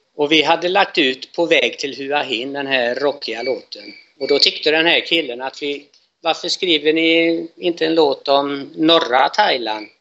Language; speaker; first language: Swedish; native; Swedish